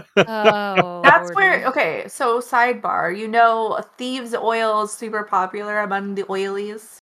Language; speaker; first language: English; native; English